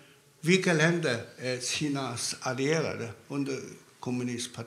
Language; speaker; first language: Swedish; non-native, fluent; Cantonese